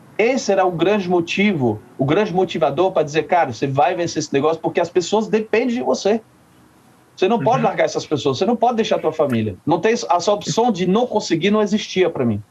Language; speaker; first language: Portuguese; non-native, fluent; French